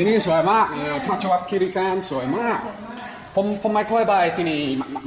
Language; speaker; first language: Thai; non-native, learner; English